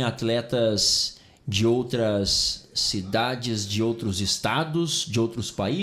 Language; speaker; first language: Portuguese; native; Portuguese